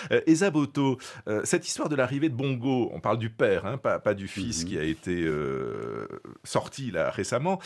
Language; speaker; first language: French; native; French